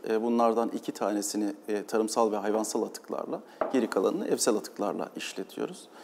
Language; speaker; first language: Turkish; native; Turkish